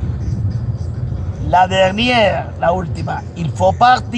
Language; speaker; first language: French; non-native, fluent; Spanish